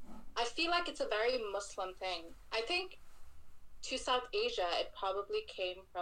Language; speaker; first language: English; non-native, local second language; Bangla